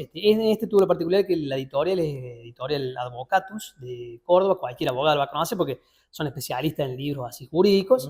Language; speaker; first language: Spanish; native; Spanish